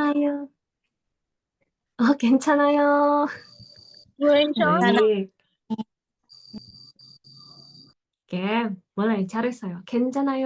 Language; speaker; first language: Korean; non-native, fluent; Indonesian